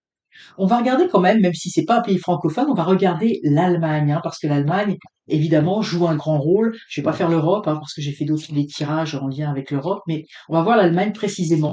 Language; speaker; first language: French; native; French